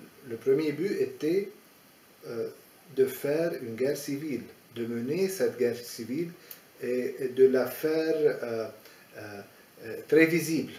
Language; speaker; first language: French; non-native, fluent; Aramaic